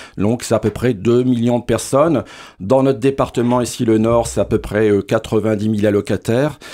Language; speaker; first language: French; native; French